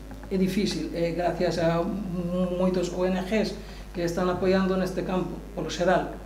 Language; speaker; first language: Galician; non-native, learner; Bangla